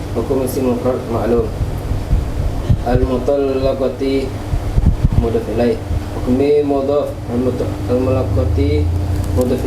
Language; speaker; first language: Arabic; non-native, learner; Indonesian